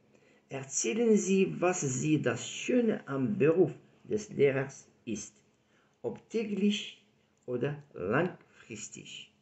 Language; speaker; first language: German; non-native, fluent; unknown